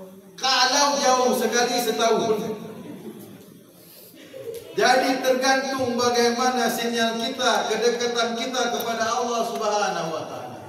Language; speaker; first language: Indonesian; non-native, local second language; Achinese